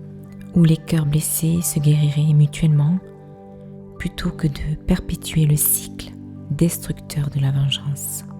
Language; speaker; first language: French; native; French